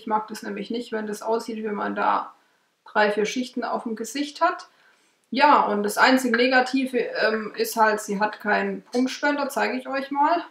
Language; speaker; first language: German; native; German